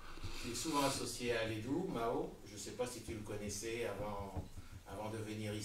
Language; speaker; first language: French; native; French